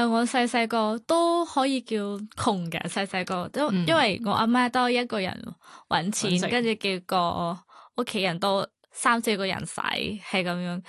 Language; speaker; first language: Cantonese; non-native, fluent; Thai